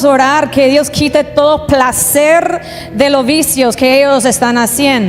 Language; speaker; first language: Spanish; native; Spanish